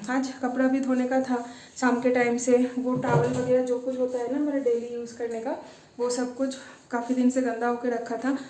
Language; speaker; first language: Hindi; non-native, local second language; Bangla